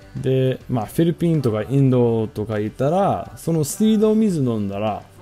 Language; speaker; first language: Japanese; non-native, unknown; English